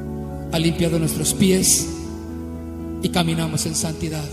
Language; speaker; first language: Spanish; native; Spanish